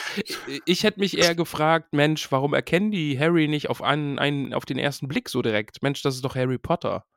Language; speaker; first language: German; native; German